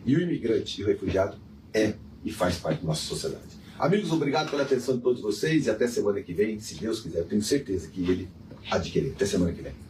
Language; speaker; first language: Portuguese; native; Portuguese